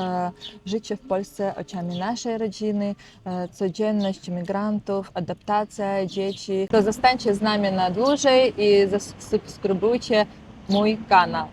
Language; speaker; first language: Polish; non-native, learner; Russian